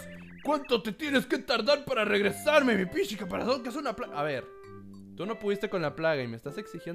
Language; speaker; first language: Spanish; native; Spanish